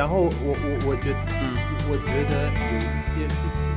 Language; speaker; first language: Chinese; non-native, fluent; French